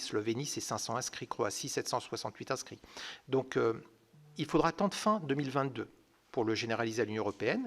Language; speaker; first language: French; native; French